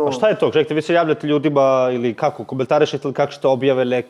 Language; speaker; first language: Bosnian; native; Bosnian